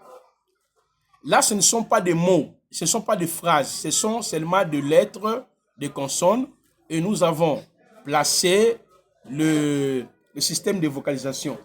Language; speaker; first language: French; non-native, local second language; Lingala